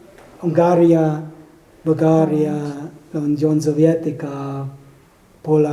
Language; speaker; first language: Spanish; non-native, fluent; German